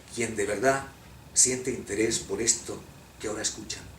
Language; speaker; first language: Spanish; non-native, local second language; Catalan